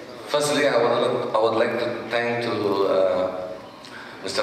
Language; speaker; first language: English; non-native, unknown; Javanese